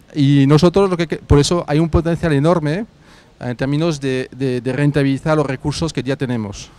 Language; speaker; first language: Spanish; non-native, fluent; French